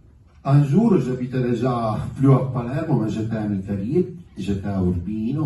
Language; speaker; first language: French; non-native, fluent; Italian